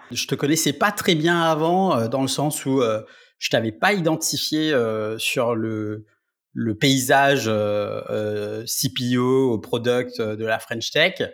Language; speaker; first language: French; native; French